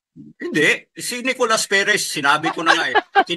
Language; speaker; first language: Filipino; native; Filipino